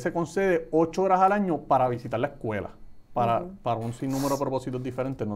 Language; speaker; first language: Spanish; native; Spanish